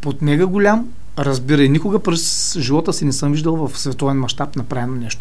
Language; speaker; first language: Bulgarian; native; Bulgarian